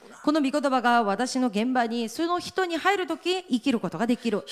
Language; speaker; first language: Japanese; non-native, fluent; Korean